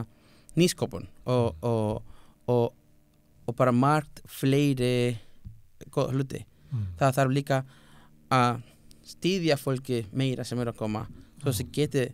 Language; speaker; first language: Icelandic; non-native, learner; Spanish